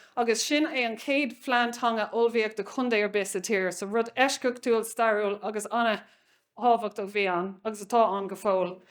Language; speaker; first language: Irish; non-native, local second language; English